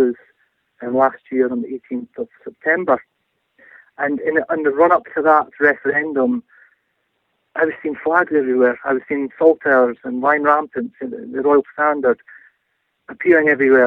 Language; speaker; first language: English; native; English